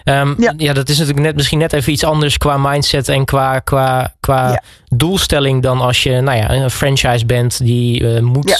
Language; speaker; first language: Dutch; native; Dutch